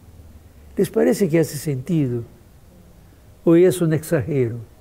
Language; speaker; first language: Spanish; non-native, fluent; Portuguese